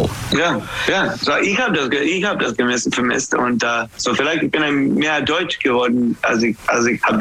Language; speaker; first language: German; non-native, learner; English